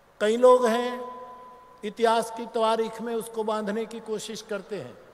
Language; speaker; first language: Hindi; non-native, local second language; Gujarati